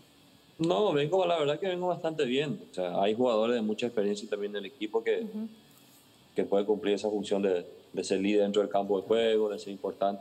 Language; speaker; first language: Spanish; native; Spanish